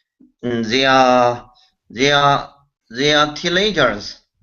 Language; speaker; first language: English; non-native, learner; Chinese